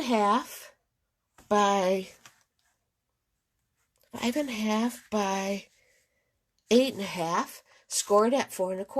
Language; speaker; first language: English; native; English